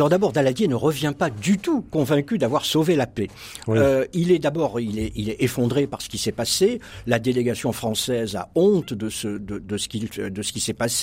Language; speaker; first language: French; native; French